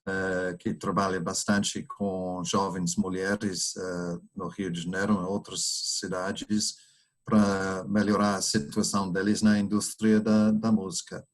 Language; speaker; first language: Portuguese; non-native, fluent; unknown